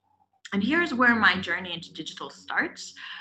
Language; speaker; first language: English; non-native, fluent; Russian